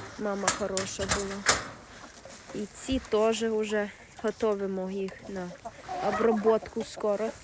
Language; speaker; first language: Ukrainian; early bilingual, heritage; Ukrainian